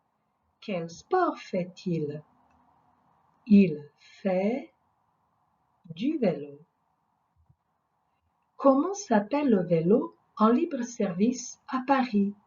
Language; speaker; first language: French; non-native, fluent; Croatian